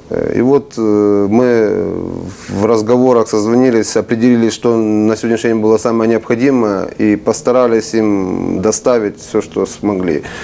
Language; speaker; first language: Russian; non-native, local second language; Ukrainian